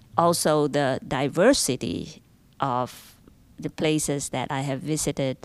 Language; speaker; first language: English; non-native, fluent; Indonesian